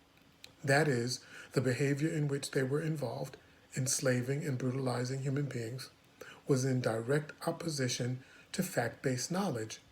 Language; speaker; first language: English; native; English